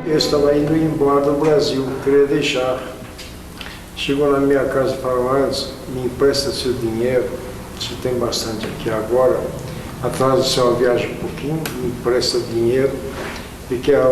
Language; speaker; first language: Portuguese; non-native, fluent; German